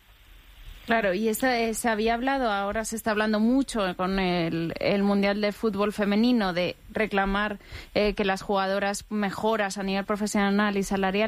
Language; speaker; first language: Spanish; native; Spanish